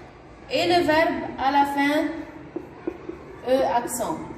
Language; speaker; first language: French; non-native, fluent; Arabic